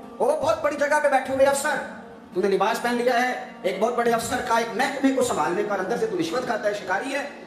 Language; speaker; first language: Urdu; non-native, local second language; Punjabi